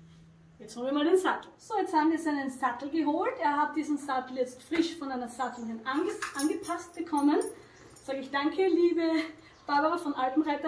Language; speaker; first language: German; native; German